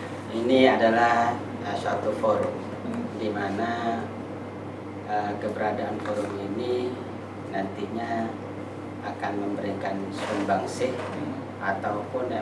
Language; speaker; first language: Indonesian; native; Indonesian